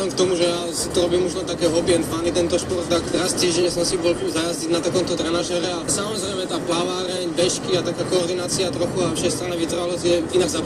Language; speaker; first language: Slovak; native; Slovak